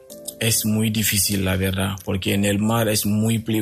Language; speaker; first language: Spanish; non-native, fluent; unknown